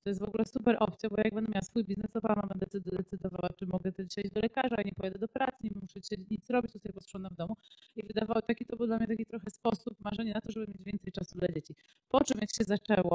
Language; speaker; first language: Polish; native; Polish